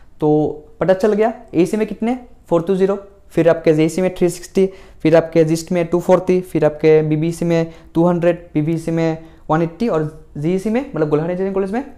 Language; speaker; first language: Hindi; non-native, local second language; Assamese